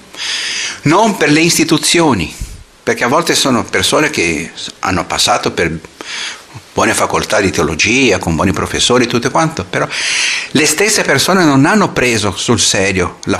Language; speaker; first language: Italian; non-native, fluent; Portuguese